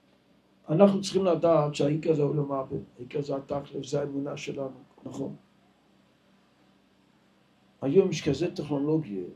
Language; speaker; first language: Hebrew; non-native, local second language; Yiddish